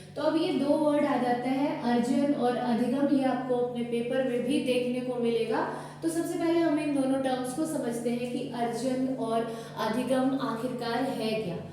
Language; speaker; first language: Hindi; native; Hindi